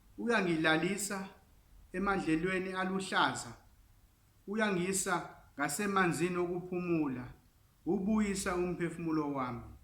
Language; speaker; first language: Zulu; non-native, local second language; English